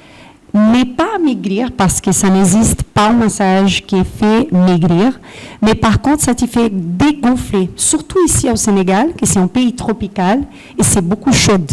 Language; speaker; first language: French; non-native, fluent; Portuguese